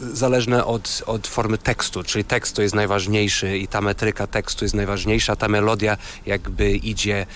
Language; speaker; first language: Polish; non-native, fluent; Portuguese